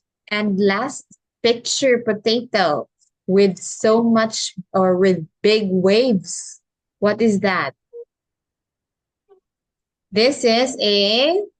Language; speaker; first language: English; non-native, local second language; Filipino